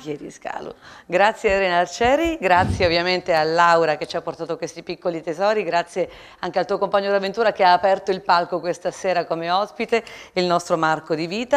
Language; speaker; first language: Italian; native; Italian